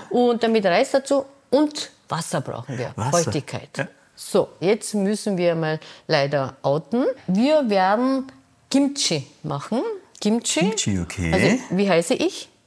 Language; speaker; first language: German; non-native, fluent; Korean